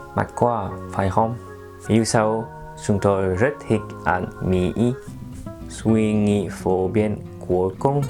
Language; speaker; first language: Vietnamese; non-native, learner; French